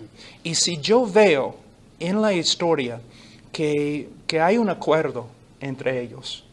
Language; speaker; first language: Spanish; non-native, fluent; English